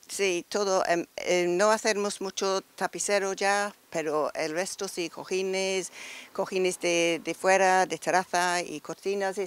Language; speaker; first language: Spanish; non-native, learner; English